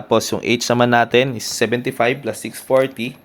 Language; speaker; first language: Filipino; native; Filipino